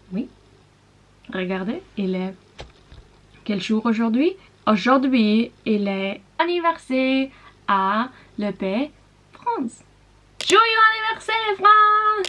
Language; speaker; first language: French; non-native, learner; Norwegian